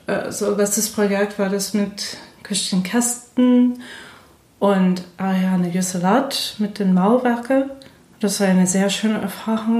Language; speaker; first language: German; non-native, fluent; English